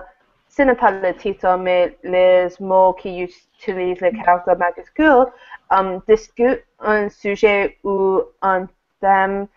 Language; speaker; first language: French; non-native, learner; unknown